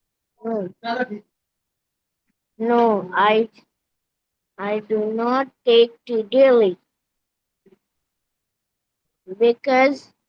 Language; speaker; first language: English; non-native, learner; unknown